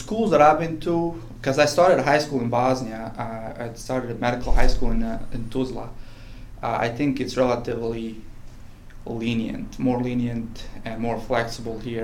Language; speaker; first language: English; non-native, fluent; Bosnian